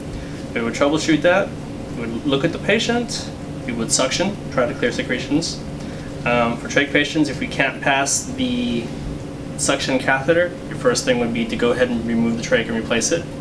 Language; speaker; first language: English; native; English